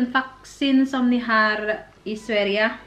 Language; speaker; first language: Swedish; non-native, learner; Indonesian